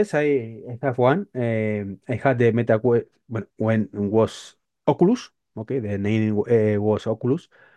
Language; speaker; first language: English; non-native, learner; Spanish